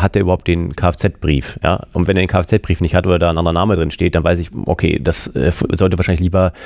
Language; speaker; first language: German; native; German